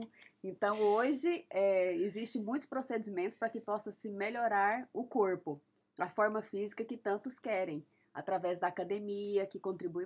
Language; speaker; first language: Portuguese; native; Portuguese